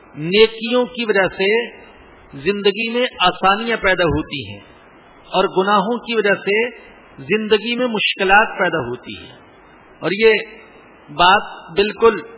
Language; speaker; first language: Urdu; non-native, local second language; Punjabi